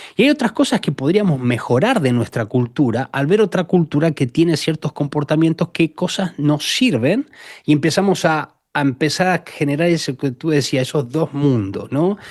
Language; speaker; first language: Spanish; native; Spanish